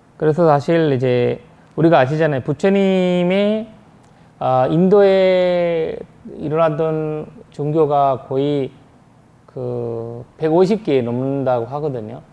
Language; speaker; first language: Korean; non-native, fluent; Sinhala